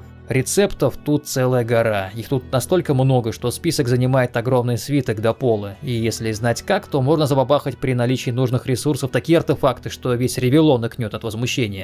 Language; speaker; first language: Russian; native; Russian